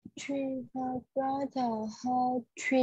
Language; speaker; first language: English; non-native, learner; Vietnamese